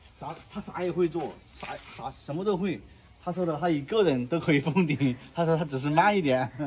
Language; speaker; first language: Chinese; native; Chinese